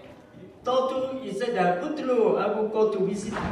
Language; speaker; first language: English; non-native, learner; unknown